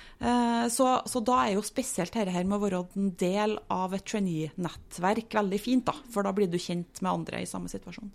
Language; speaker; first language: Norwegian; native; Norwegian